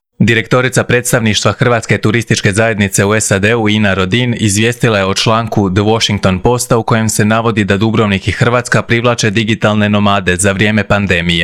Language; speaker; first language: Croatian; native; Croatian